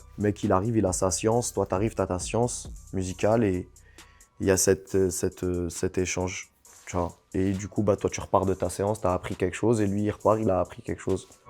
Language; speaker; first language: French; non-native, local second language; Arabic